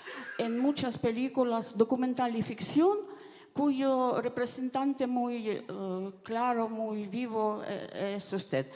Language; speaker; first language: Spanish; non-native, fluent; Ukrainian